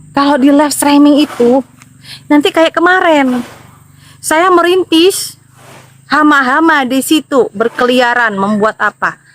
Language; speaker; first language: Indonesian; non-native, local second language; Madurese